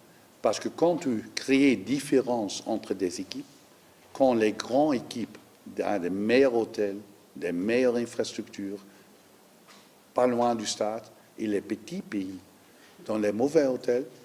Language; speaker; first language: French; non-native, learner; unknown